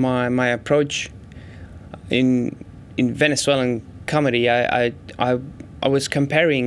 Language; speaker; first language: English; non-native, fluent; Spanish